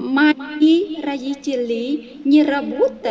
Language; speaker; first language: Russian; non-native, learner; Vietnamese